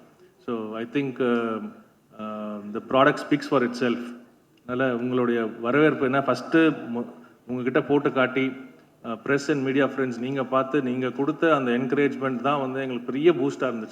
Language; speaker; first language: Tamil; native; Tamil